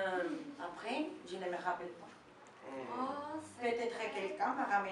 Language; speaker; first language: French; non-native, learner; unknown